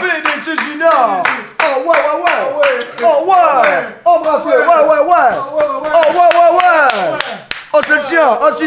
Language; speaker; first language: French; native; French